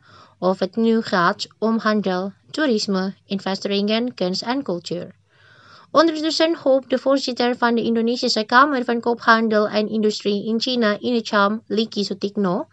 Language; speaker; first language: Dutch; non-native, fluent; Indonesian